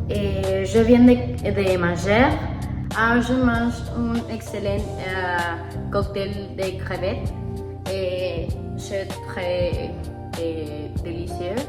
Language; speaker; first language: French; non-native, learner; Spanish